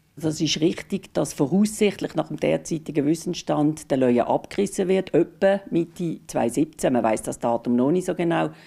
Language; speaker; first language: German; native; German